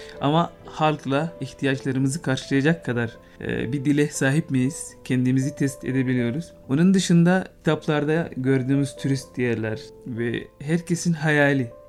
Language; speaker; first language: Turkish; non-native, fluent; Arabic